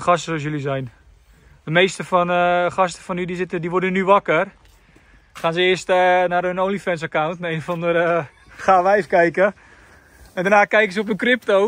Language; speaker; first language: Dutch; native; Dutch